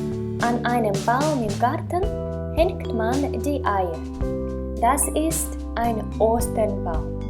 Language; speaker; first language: German; non-native, fluent; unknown